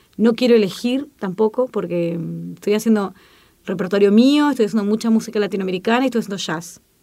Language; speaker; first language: Spanish; native; Spanish